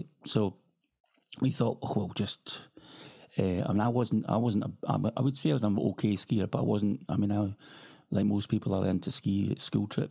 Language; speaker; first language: English; native; English